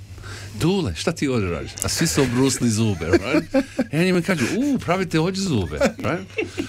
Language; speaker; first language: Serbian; early bilingual, heritage; Serbian